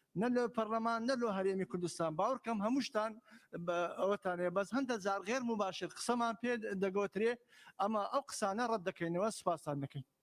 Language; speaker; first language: Central Kurdish; non-native, local second language; Azerbaijani